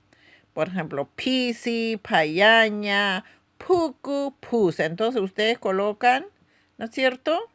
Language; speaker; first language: Spanish; non-native, local second language; Aymara